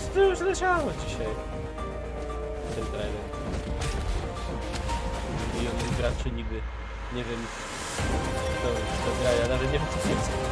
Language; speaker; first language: Polish; native; Polish